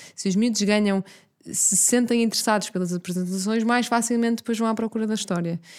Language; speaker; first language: Portuguese; native; Portuguese